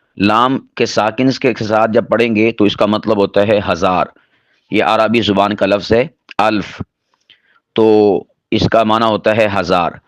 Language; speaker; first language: Urdu; non-native, local second language; Punjabi